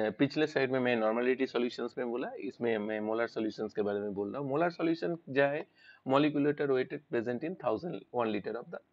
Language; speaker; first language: Hindi; non-native, local second language; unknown